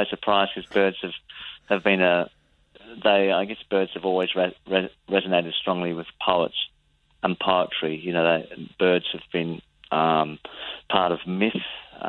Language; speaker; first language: English; native; English